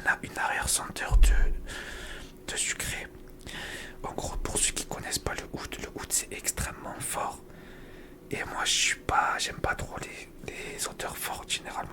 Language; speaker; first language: French; native; French